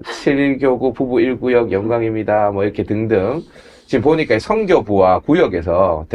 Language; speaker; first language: Korean; native; Korean